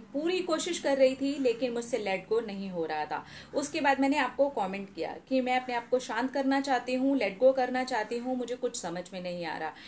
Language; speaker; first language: Hindi; native; Hindi